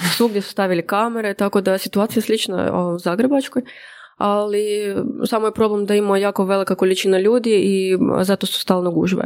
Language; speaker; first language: Croatian; non-native, fluent; Russian